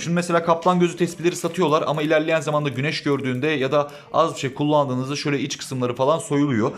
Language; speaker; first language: Turkish; native; Turkish